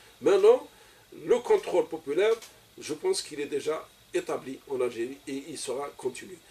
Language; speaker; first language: French; non-native, local second language; Arabic